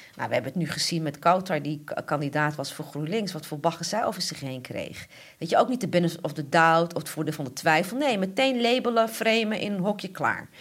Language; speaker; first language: Dutch; early bilingual, other home language; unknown